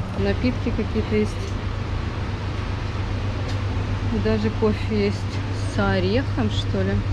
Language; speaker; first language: Russian; native; Russian